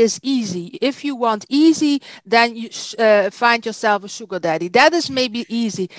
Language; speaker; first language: English; non-native, fluent; Dutch